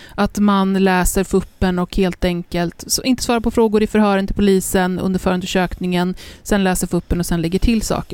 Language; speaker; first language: Swedish; native; Swedish